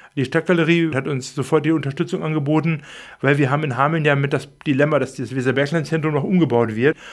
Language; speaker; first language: German; native; German